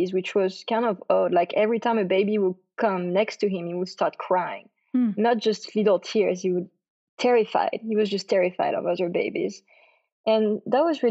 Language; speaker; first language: English; non-native, fluent; French